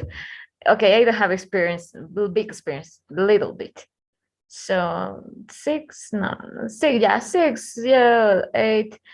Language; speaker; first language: English; non-native, learner; Spanish